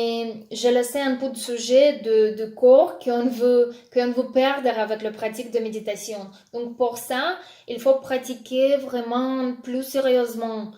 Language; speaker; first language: French; non-native, fluent; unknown